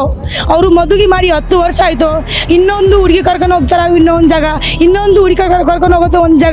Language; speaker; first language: Kannada; non-native, fluent; Nepali